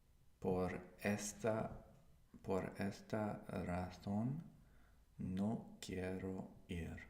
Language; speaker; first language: Spanish; non-native, learner; English